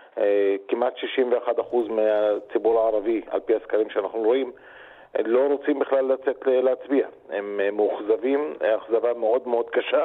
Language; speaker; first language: Hebrew; non-native, local second language; Arabic